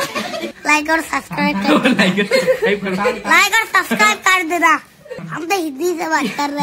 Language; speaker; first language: Hindi; non-native, local second language; Bangla